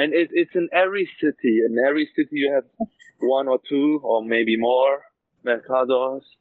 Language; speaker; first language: English; non-native, learner; German